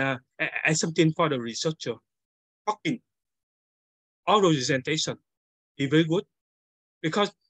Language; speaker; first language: English; non-native, learner; Vietnamese